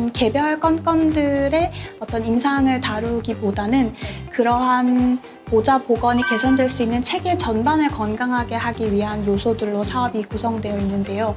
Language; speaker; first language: Korean; native; Korean